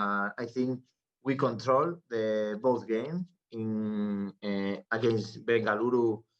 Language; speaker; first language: English; non-native, learner; Spanish